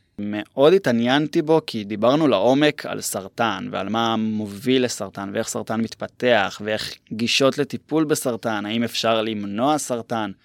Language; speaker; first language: Hebrew; native; Hebrew